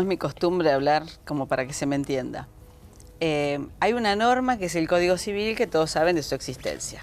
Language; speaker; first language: Spanish; native; Spanish